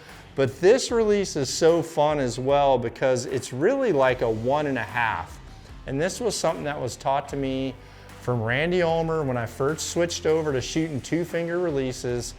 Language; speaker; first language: English; native; English